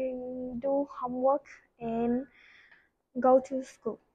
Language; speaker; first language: English; non-native, learner; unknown